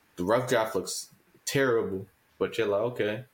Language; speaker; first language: English; native; English